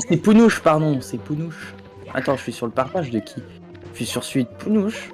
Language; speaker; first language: French; native; French